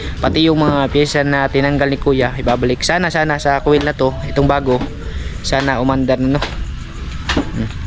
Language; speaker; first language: Filipino; non-native, local second language; Cebuano